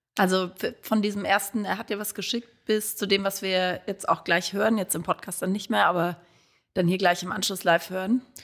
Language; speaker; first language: German; native; German